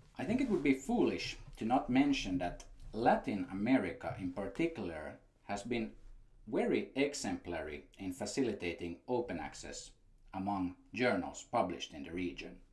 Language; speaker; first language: English; non-native, fluent; Finnish